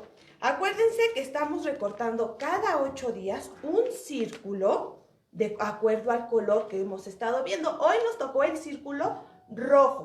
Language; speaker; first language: Spanish; native; Spanish